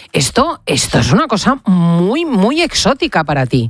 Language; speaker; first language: Spanish; native; Spanish